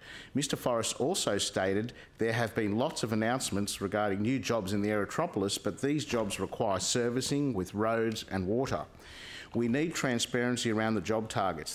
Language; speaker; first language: English; native; English